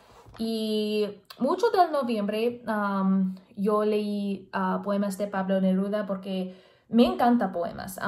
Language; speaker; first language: Spanish; non-native, learner; English